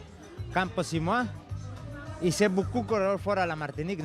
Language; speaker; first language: French; non-native, learner; Spanish